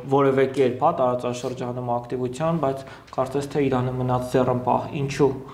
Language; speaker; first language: Armenian; native; Armenian